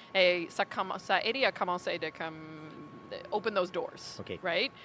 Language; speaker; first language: French; non-native, fluent; English